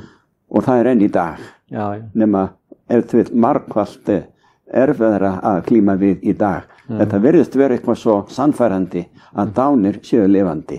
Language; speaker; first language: Icelandic; native; Icelandic